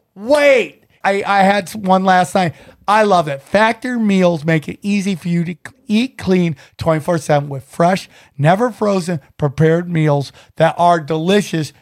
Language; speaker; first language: English; native; English